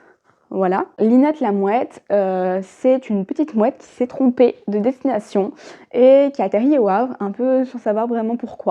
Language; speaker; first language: French; native; French